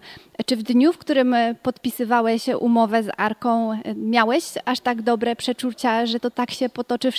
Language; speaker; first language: Polish; native; Polish